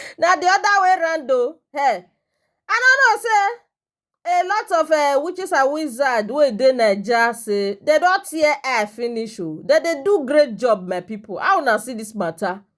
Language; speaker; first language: Nigerian Pidgin; non-native, local second language; Igbo